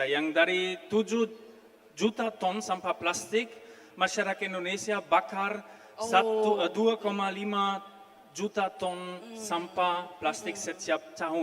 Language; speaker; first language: Indonesian; non-native, fluent; German